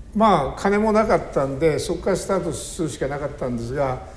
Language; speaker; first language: Japanese; native; Japanese